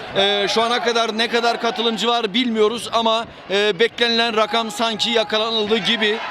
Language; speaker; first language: Turkish; native; Turkish